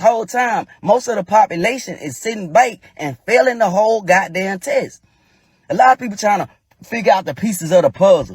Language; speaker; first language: English; native; English